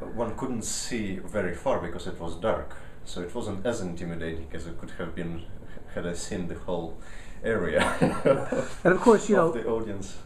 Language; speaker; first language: English; early bilingual, other home language; Ukrainian